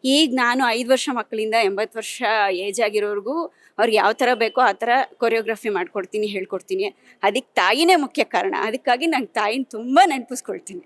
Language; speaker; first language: Kannada; native; Kannada